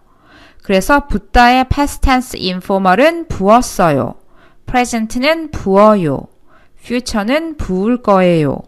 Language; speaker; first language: Korean; native; Korean